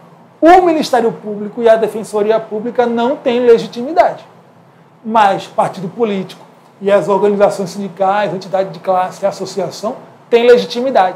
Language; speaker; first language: Portuguese; native; Portuguese